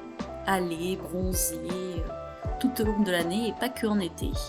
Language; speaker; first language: French; native; French